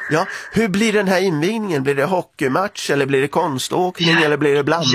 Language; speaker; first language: Swedish; native; Swedish